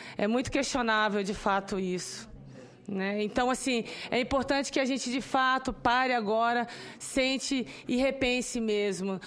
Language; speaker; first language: Portuguese; native; Portuguese